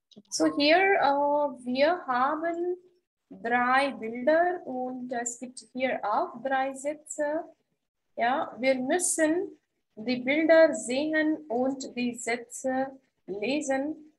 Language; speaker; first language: German; non-native, fluent; Hindi